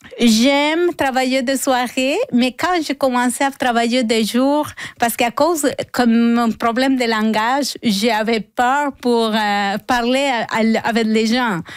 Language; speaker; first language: French; non-native, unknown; Spanish